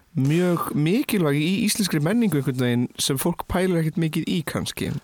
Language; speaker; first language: Icelandic; native; Icelandic